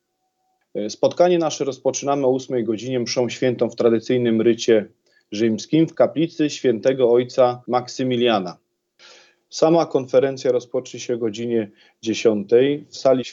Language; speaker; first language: Polish; native; Polish